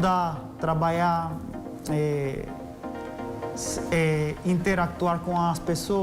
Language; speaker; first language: Portuguese; non-native, learner; Spanish